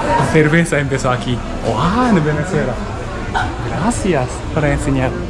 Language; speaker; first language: Spanish; non-native, learner; Japanese